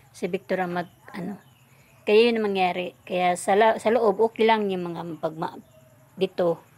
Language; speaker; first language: Filipino; non-native, local second language; Cebuano